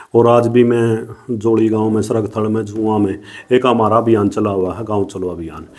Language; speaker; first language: Hindi; native; Hindi